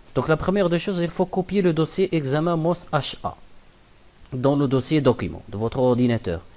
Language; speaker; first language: French; non-native, local second language; Arabic